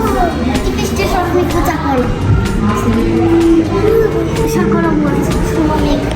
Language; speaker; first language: Romanian; early bilingual, heritage; Romanian